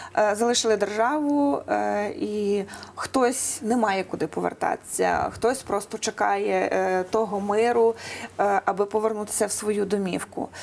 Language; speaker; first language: Ukrainian; native; Ukrainian